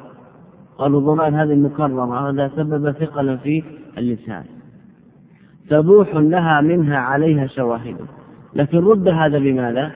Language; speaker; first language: Arabic; native; Arabic